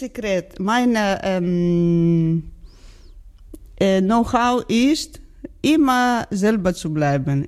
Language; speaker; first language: German; non-native, learner; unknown